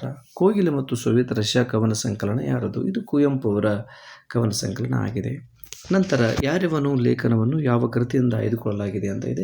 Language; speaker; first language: Kannada; native; Kannada